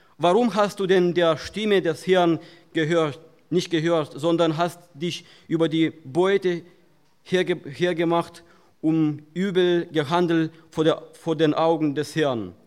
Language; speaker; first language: German; non-native, fluent; Russian